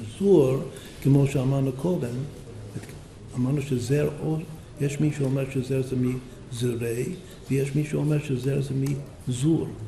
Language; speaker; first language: Hebrew; non-native, fluent; English